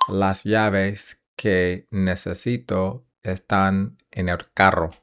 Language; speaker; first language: Spanish; non-native, learner; English